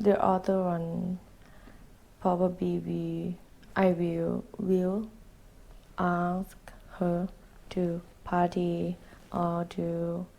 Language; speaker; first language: English; non-native, learner; Thai